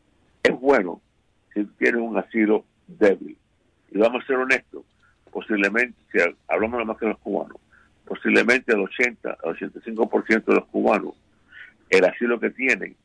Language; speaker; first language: Spanish; native; Spanish